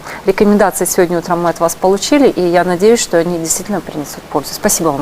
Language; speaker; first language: Russian; native; Russian